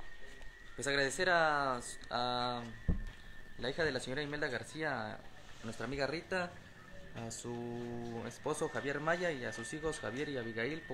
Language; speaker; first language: Spanish; native; Spanish